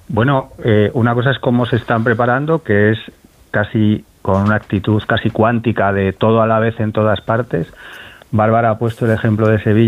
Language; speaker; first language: Spanish; native; Spanish